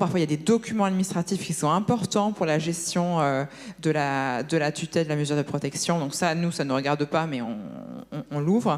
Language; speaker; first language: French; native; French